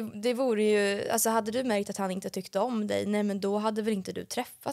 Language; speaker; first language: Swedish; native; Swedish